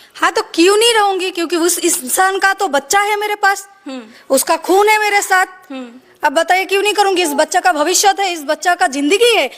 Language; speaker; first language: Hindi; non-native, fluent; Bangla